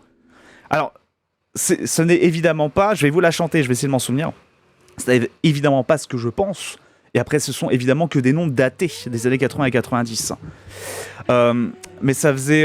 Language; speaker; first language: French; native; French